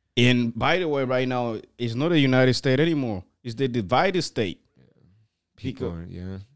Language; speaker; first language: English; non-native, fluent; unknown